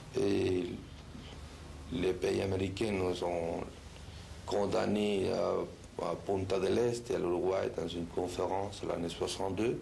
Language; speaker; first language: French; non-native, learner; Spanish